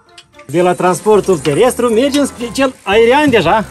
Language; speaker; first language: Romanian; native; Romanian